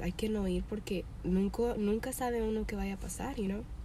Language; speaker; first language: Spanish; early bilingual, heritage; Spanish